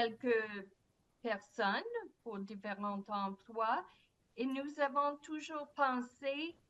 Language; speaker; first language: French; non-native, fluent; English